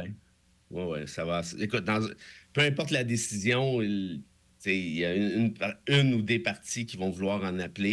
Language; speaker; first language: French; native; French